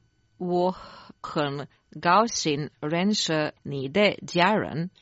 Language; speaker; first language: Chinese; non-native, learner; Croatian